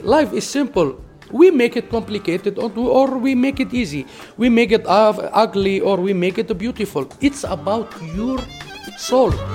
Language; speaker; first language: English; non-native, fluent; Arabic